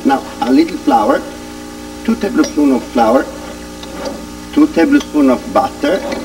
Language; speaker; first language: English; non-native, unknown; Italian